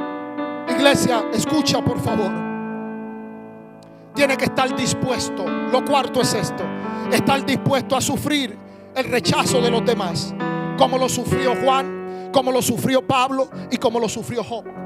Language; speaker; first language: Spanish; native; Spanish